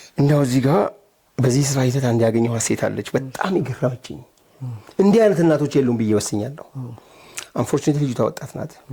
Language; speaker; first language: Amharic; non-native, local second language; Oromo